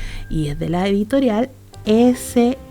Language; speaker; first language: Spanish; native; Spanish